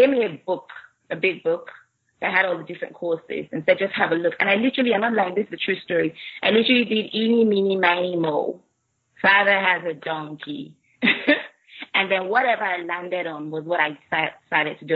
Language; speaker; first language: English; non-native, local second language; Igbo